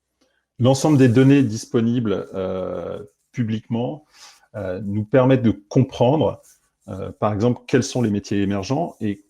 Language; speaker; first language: French; native; French